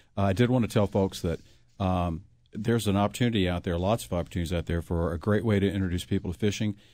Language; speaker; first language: English; native; English